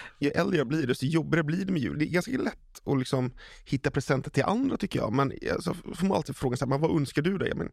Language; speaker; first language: Swedish; native; Swedish